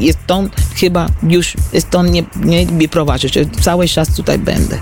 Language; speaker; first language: Polish; non-native, fluent; Spanish